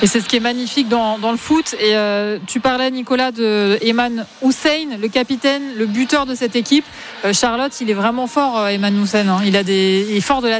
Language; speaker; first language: French; native; French